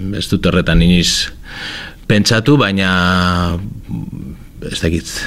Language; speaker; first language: Basque; non-native, local second language; Spanish